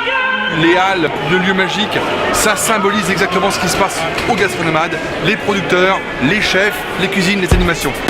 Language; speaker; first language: French; native; French